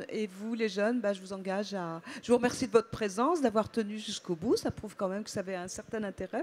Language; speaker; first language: French; native; French